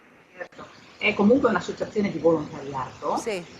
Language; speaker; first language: Italian; native; Italian